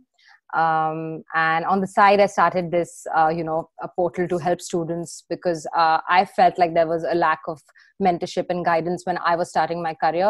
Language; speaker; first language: English; non-native, local second language; Hindi